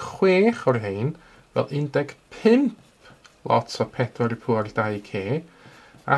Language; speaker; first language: Welsh; native; Welsh